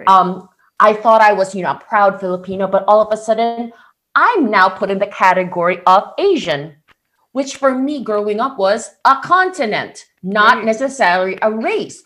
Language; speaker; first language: English; non-native, local second language; Filipino